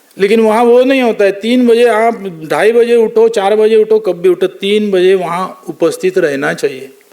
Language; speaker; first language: Hindi; non-native, local second language; Marathi